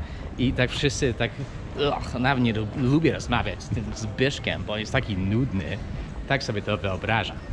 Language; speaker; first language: Polish; non-native, fluent; English